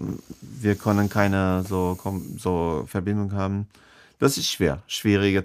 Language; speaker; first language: German; non-native, fluent; Persian